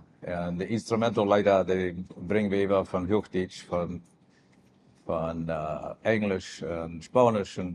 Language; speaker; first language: German; non-native, learner; Plautdietsch